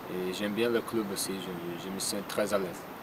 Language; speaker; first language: French; non-native, learner; Portuguese